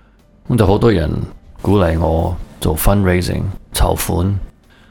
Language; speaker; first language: Cantonese; early bilingual, heritage; Cantonese